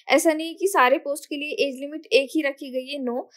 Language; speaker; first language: Hindi; non-native, local second language; Marathi